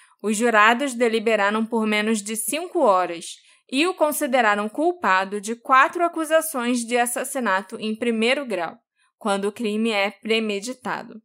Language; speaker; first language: Portuguese; native; Portuguese